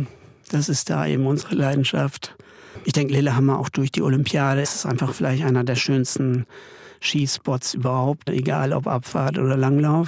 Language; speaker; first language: German; native; German